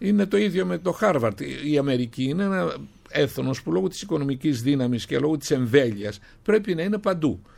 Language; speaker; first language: Greek; native; Greek